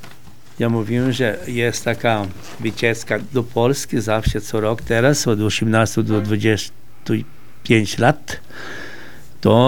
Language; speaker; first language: Polish; early bilingual, heritage; Polish